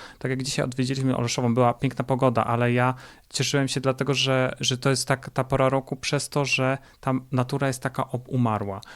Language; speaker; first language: Polish; native; Polish